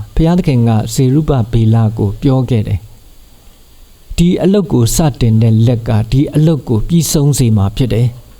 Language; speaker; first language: Burmese; non-native, local second language; S'gaw Karen